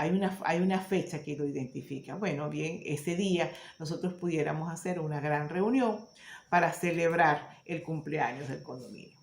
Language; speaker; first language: Spanish; native; Spanish